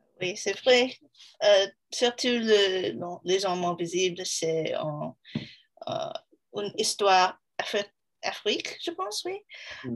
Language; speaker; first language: French; non-native, learner; English